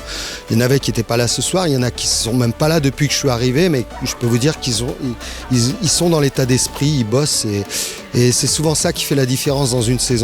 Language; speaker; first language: French; native; French